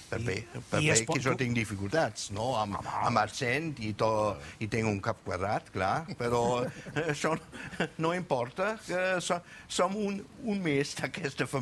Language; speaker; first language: Catalan; non-native, fluent; German